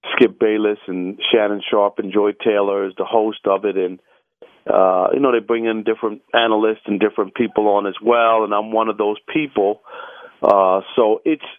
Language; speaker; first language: English; native; English